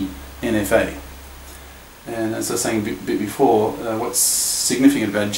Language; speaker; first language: English; native; English